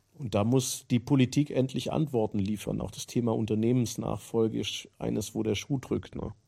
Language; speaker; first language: German; native; German